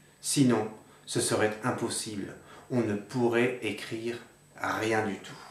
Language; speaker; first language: French; native; French